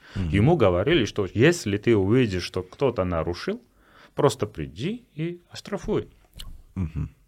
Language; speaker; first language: Russian; non-native, fluent; Georgian